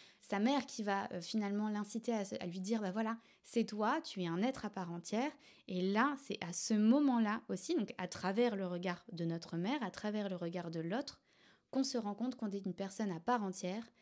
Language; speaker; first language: French; native; French